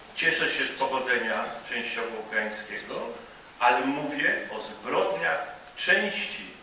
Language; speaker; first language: Polish; native; Polish